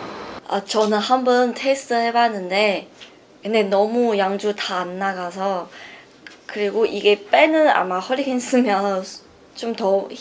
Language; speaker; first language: Korean; non-native, learner; Chinese